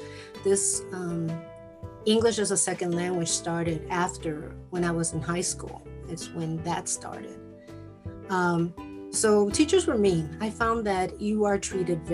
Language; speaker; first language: English; early bilingual, other home language; Spanish